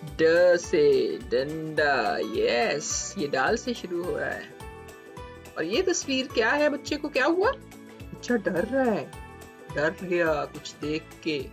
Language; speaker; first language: Urdu; native; Urdu